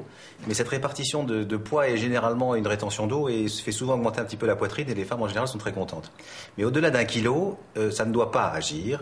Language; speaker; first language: French; native; French